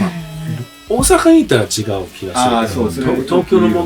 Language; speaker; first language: Japanese; early bilingual, heritage; English